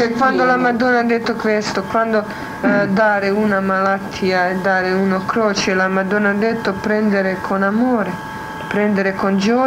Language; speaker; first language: Italian; non-native, learner; Croatian